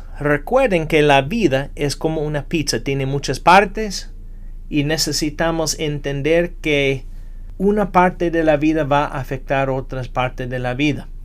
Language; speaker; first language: Spanish; non-native, fluent; English